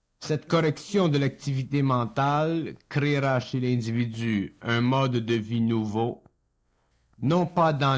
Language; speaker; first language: French; native; French